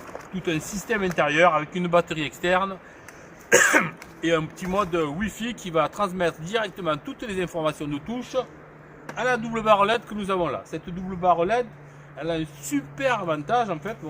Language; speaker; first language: French; native; French